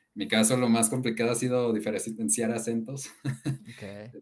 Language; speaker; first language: Spanish; native; Spanish